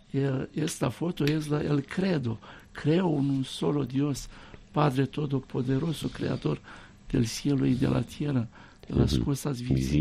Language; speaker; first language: Spanish; non-native, fluent; Romanian